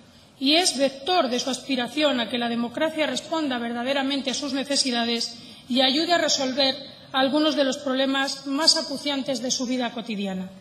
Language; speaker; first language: Spanish; native; Spanish